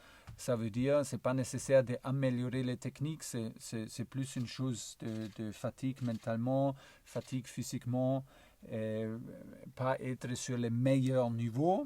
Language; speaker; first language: French; non-native, learner; German